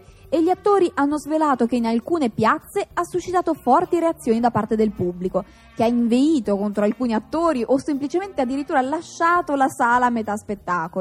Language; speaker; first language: Italian; native; Italian